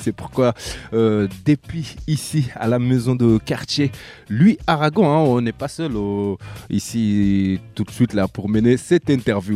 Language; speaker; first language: French; native; French